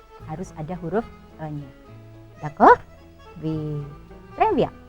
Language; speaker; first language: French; non-native, fluent; Indonesian